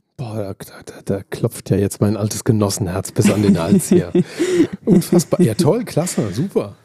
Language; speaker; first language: German; native; German